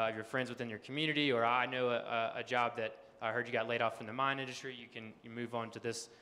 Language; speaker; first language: English; native; English